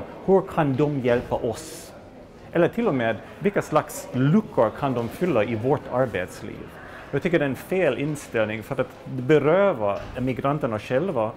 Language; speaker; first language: Swedish; non-native, fluent; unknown